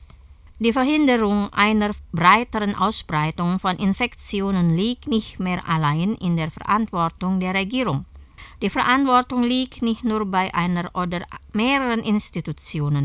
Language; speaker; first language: German; non-native, fluent; Indonesian